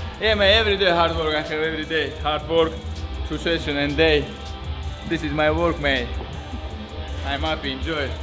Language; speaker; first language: English; non-native, learner; Russian